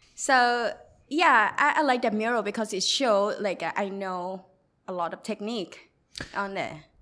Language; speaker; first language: English; non-native, learner; Thai